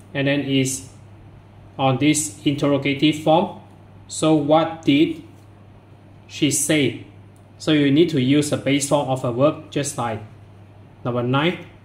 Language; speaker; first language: English; non-native, local second language; Chinese